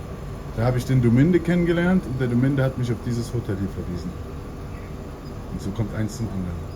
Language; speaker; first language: German; native; German